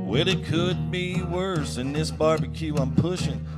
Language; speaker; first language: English; native; English